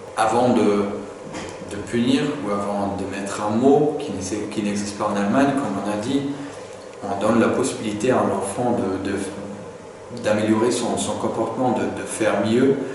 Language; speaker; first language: French; non-native, fluent; German